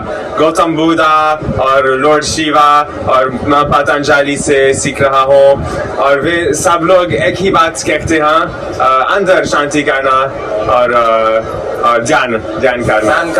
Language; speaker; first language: Hindi; non-native, learner; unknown